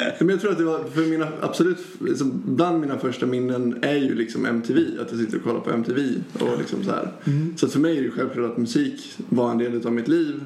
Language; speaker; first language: Swedish; native; Swedish